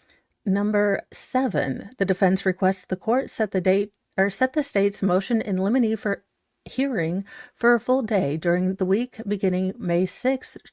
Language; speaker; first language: English; native; English